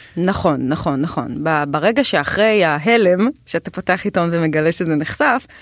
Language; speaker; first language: Hebrew; native; Hebrew